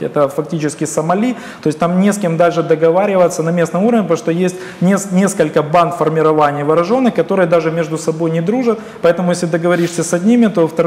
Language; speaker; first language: Russian; native; Russian